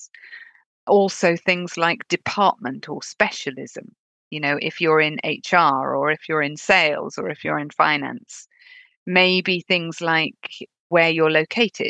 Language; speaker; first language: English; native; English